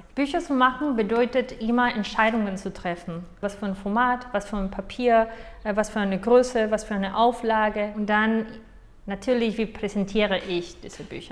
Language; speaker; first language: German; non-native, fluent; Spanish